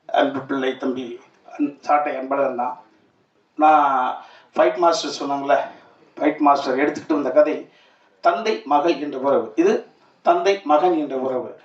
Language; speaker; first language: Tamil; native; Tamil